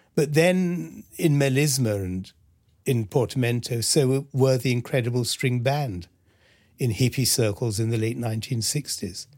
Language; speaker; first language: English; early bilingual, other home language; French